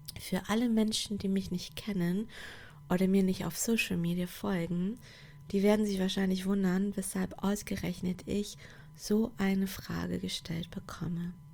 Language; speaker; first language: German; non-native, fluent; Portuguese